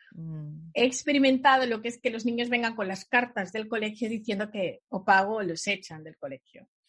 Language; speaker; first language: Spanish; early bilingual, other home language; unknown